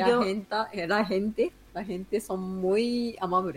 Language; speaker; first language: Spanish; non-native, learner; Japanese